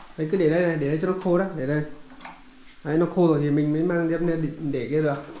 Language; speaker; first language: Vietnamese; native; Vietnamese